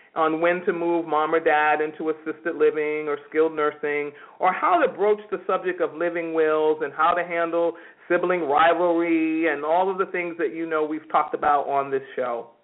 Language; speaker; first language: English; native; English